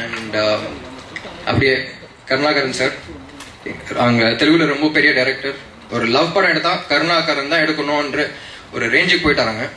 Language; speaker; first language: Tamil; non-native, local second language; Telugu